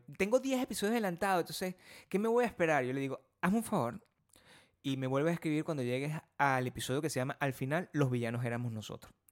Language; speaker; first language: Spanish; native; Spanish